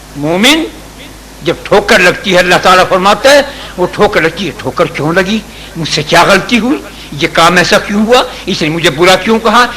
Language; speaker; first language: Urdu; native; Urdu